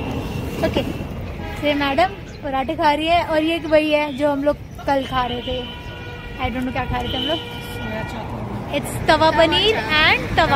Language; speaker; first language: Hindi; native; Hindi